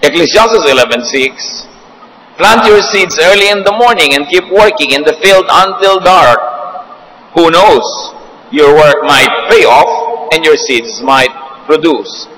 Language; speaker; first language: English; non-native, local second language; Filipino